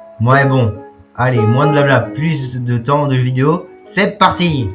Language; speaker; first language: French; native; French